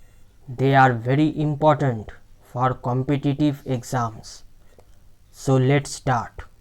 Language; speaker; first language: English; non-native, local second language; Bangla